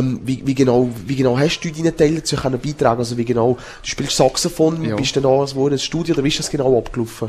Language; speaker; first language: German; native; German